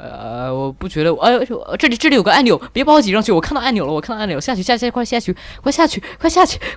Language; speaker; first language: Chinese; native; Chinese